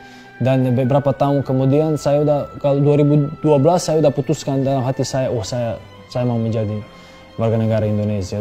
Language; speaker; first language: Indonesian; non-native, fluent; Serbian